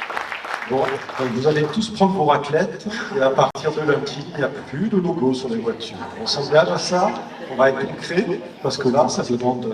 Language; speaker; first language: French; native; French